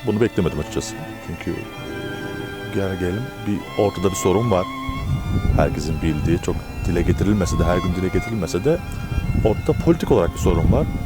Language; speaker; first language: Turkish; native; Turkish